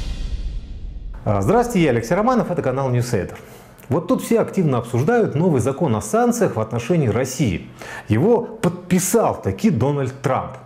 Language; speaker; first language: Russian; native; Russian